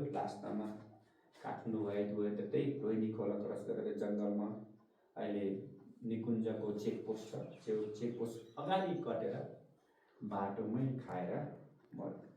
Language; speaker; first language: Nepali; non-native, local second language; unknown